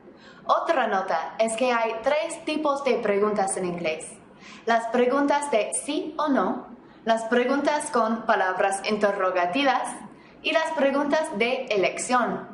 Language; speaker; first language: Spanish; non-native, fluent; English